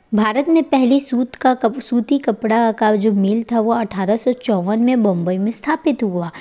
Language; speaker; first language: Hindi; native; Hindi